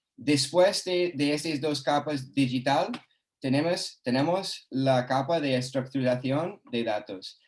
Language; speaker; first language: Spanish; non-native, fluent; English